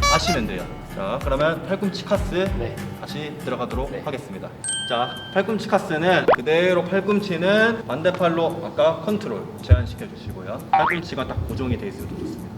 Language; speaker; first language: Korean; native; Korean